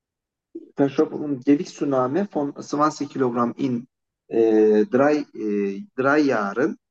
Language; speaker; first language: German; non-native, fluent; Turkish